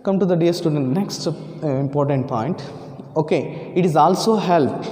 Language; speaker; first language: English; non-native, local second language; Kannada